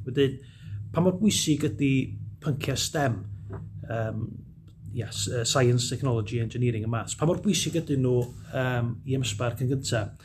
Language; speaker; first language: Welsh; native; Welsh